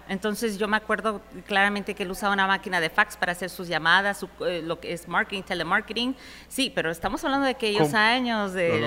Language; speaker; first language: Spanish; early bilingual, heritage; Spanish